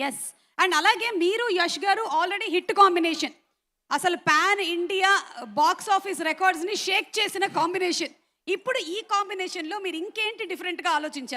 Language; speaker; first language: Telugu; native; Telugu